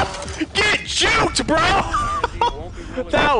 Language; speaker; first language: English; native; English